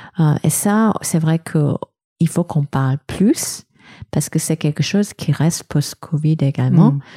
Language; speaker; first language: French; non-native, fluent; English